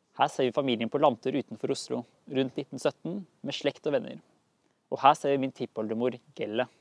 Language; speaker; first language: Norwegian; native; Norwegian